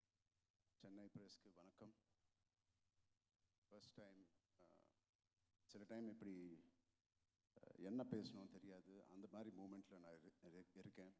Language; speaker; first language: Tamil; non-native, local second language; Telugu